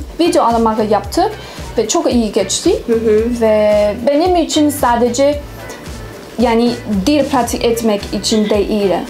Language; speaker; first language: Turkish; non-native, learner; Chinese